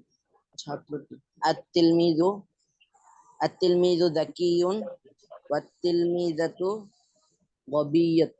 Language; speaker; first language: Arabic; non-native, learner; Bangla